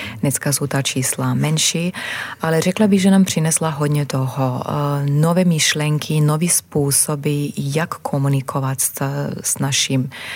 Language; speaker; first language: Czech; non-native, fluent; Croatian